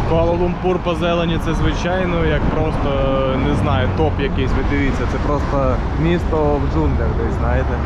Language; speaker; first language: Ukrainian; non-native, local second language; Russian